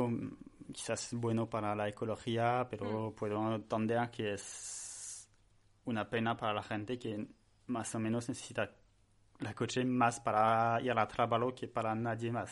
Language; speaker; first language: Spanish; non-native, learner; French